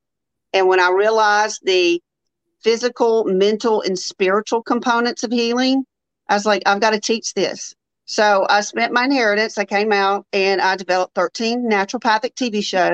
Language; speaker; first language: English; native; English